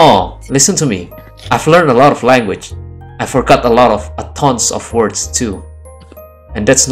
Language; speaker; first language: English; non-native, fluent; Indonesian